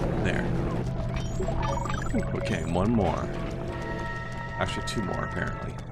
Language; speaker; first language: English; native; English